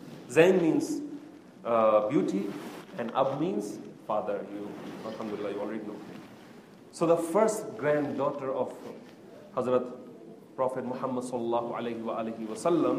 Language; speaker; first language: English; non-native, local second language; Urdu